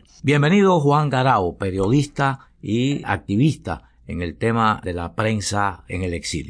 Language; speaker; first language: Spanish; native; Spanish